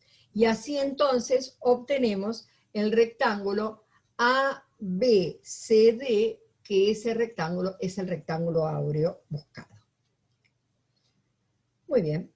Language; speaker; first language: Spanish; native; Spanish